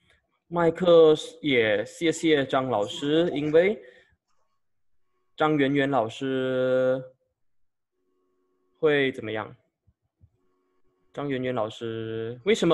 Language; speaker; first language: Chinese; non-native, fluent; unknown